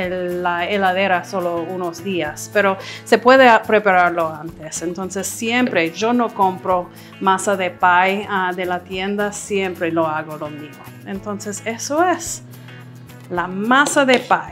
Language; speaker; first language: Spanish; non-native, fluent; English